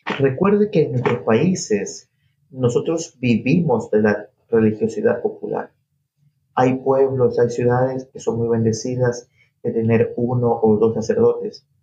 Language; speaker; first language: Spanish; native; Spanish